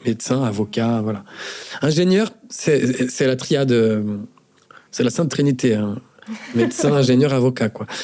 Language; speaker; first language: French; non-native, fluent; Portuguese